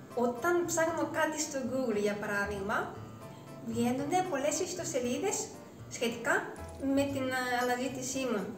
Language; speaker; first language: Greek; non-native, fluent; Japanese